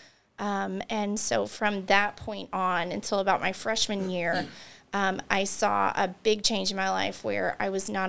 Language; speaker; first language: English; native; English